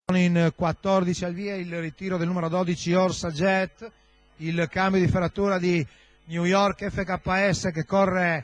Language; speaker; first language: Italian; native; Italian